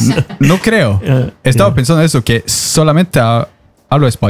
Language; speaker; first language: Spanish; non-native, fluent; Norwegian